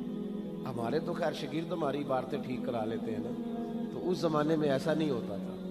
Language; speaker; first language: Urdu; native; Urdu